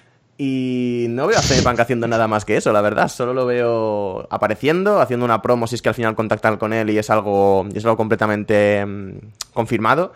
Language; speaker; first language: Spanish; native; Spanish